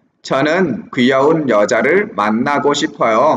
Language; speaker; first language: Korean; non-native, fluent; Vietnamese